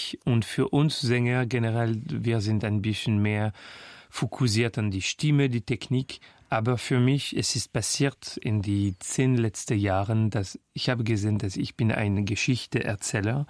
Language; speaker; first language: German; non-native, fluent; French